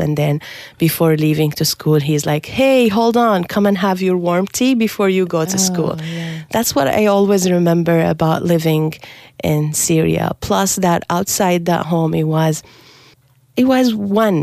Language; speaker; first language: English; non-native, fluent; Arabic